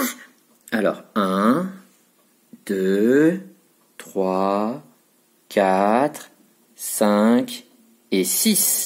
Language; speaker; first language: French; native; French